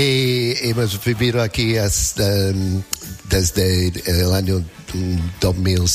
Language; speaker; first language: Spanish; non-native, learner; English